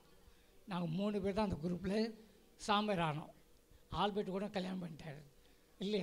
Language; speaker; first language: Tamil; native; Tamil